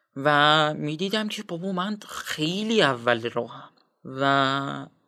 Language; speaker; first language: Persian; non-native, local second language; Azerbaijani